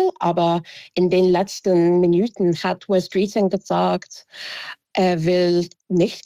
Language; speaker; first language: German; non-native, fluent; English